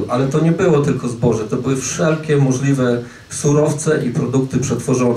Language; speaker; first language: Polish; native; Polish